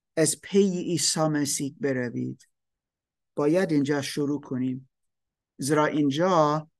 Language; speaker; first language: Persian; non-native, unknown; German